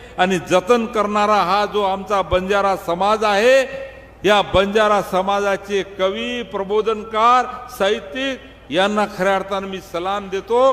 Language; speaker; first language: Marathi; non-native, local second language; Lambadi